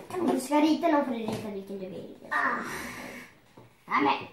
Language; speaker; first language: Swedish; early bilingual, other home language; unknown